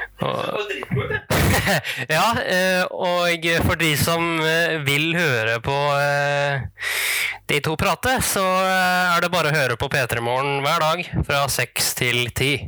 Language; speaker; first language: Norwegian; native; Norwegian